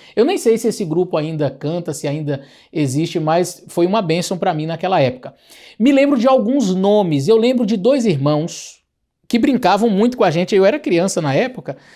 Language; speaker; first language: Portuguese; native; Portuguese